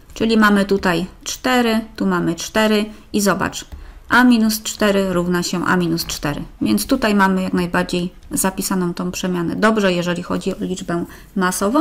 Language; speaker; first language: Polish; native; Polish